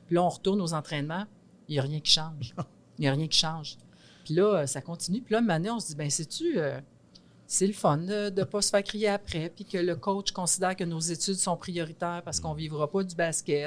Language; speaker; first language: French; native; French